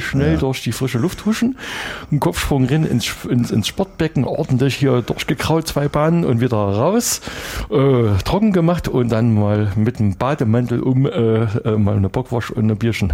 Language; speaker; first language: German; native; German